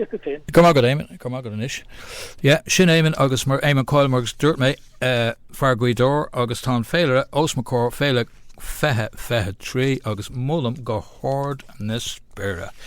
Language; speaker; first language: Irish; non-native, local second language; English